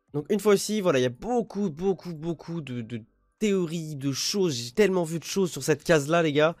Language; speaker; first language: French; native; French